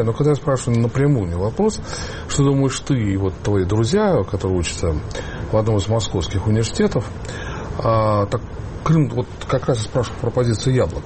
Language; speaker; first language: Russian; native; Russian